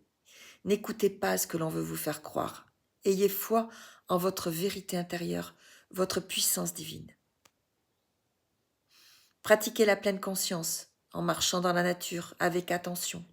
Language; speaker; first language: French; native; French